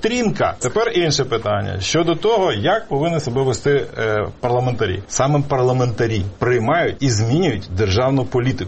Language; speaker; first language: Ukrainian; native; Ukrainian